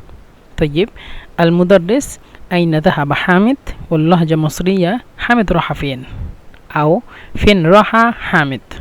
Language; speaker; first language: Arabic; non-native, fluent; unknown